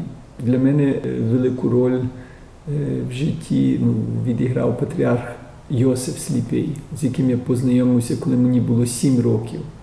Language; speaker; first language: Ukrainian; early bilingual, heritage; Ukrainian